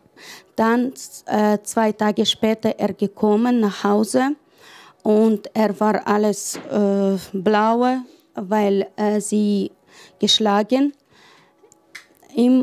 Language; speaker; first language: German; non-native, learner; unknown